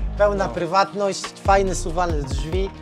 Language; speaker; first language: Polish; native; Polish